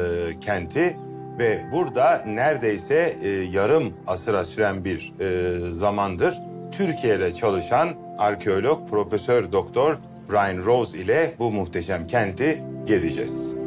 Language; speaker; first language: Turkish; native; Turkish